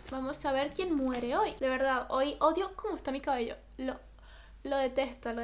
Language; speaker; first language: Spanish; native; Spanish